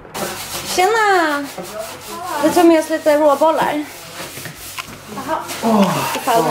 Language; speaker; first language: Swedish; native; Swedish